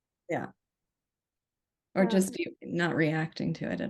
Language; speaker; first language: English; native; English